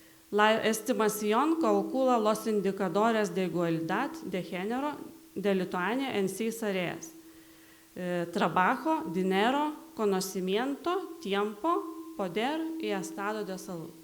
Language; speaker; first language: Spanish; non-native, learner; Lithuanian